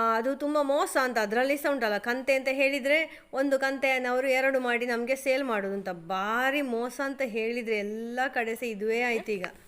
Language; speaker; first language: Kannada; non-native, local second language; Tulu